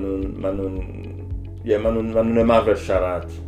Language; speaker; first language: Welsh; non-native, learner; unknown